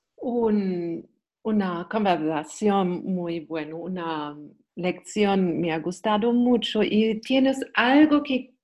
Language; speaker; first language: Spanish; non-native, learner; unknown